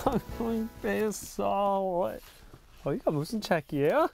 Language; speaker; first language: Korean; non-native, fluent; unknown